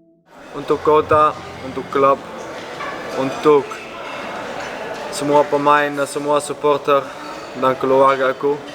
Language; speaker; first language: Indonesian; non-native, fluent; Dutch